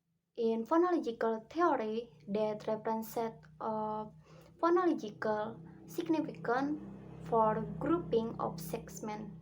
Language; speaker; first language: English; non-native, learner; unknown